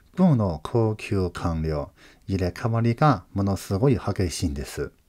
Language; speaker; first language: Japanese; non-native, fluent; Chinese